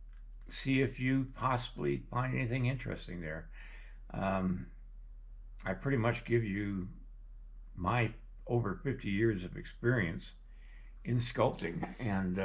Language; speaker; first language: English; native; English